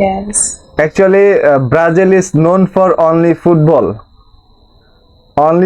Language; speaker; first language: English; non-native, local second language; Bangla